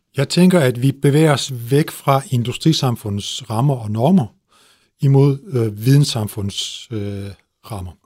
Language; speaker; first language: Danish; early bilingual, other home language; Turkish